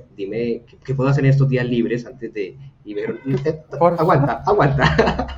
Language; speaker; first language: Spanish; native; Spanish